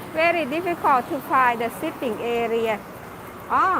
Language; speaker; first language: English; non-native, learner; Thai